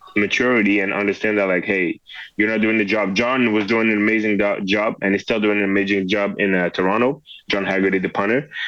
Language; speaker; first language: English; non-native, fluent; French